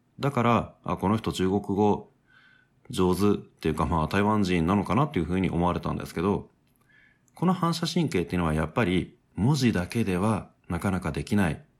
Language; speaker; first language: Japanese; native; Japanese